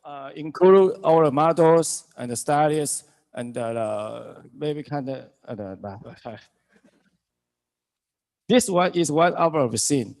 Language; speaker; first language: English; non-native, learner; Chinese